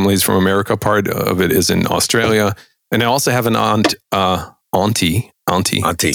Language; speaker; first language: English; non-native, fluent; German